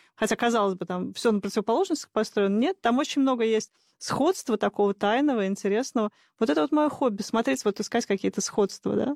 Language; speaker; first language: Russian; native; Russian